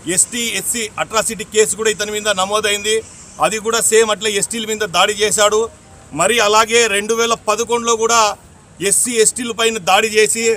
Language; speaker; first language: Telugu; non-native, local second language; Lambadi